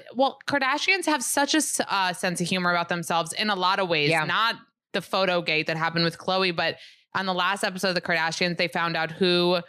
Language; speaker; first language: English; early bilingual, other home language; Hebrew